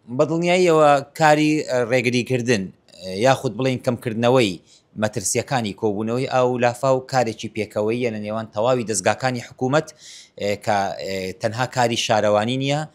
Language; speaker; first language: Central Kurdish; native; Central Kurdish